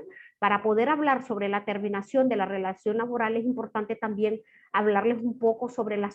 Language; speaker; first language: Spanish; native; Spanish